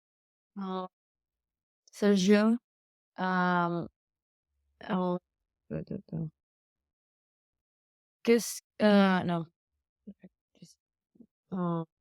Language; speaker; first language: French; non-native, learner; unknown